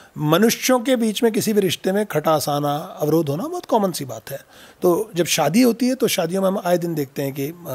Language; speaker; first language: Hindi; native; Hindi